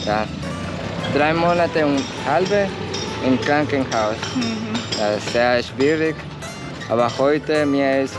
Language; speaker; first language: German; non-native, learner; Spanish